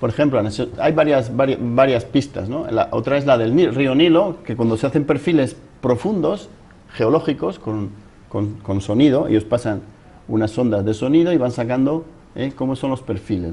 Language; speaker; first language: Spanish; native; Spanish